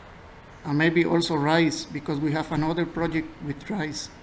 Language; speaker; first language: English; non-native, learner; Spanish